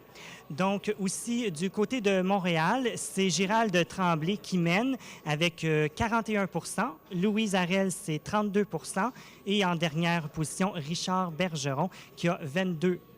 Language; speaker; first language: French; native; French